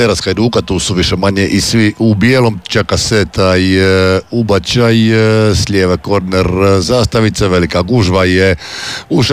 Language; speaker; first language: Serbian; native; Serbian